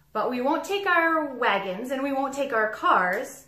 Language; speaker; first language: English; native; English